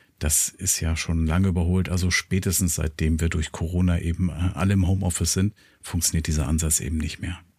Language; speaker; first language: German; native; German